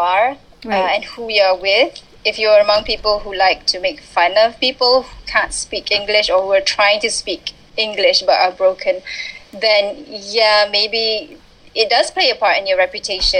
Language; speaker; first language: English; early bilingual, other home language; Malay